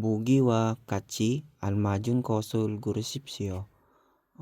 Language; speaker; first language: Korean; non-native, learner; Filipino